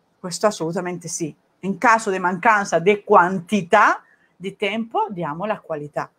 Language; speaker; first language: Italian; non-native, fluent; Spanish